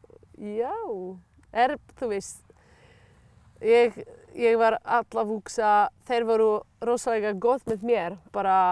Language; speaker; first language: Icelandic; non-native, learner; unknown